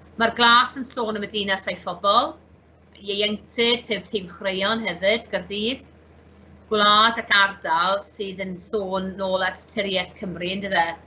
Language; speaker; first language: Welsh; native; Welsh